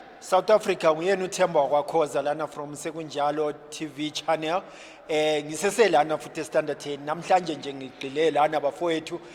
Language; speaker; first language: Zulu; native; Zulu